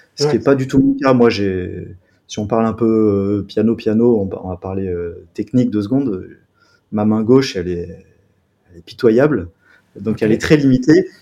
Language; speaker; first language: French; native; French